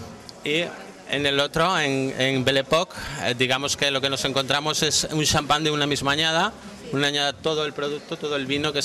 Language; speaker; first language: Spanish; native; Spanish